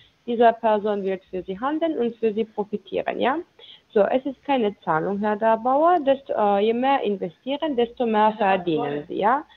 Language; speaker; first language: German; non-native, learner; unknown